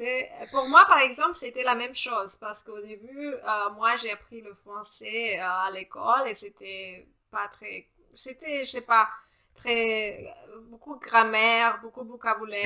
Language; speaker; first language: French; non-native, fluent; Italian